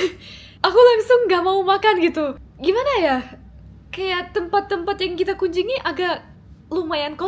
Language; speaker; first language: Indonesian; non-native, fluent; German